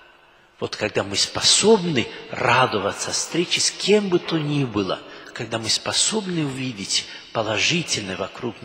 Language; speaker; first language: Russian; non-native, fluent; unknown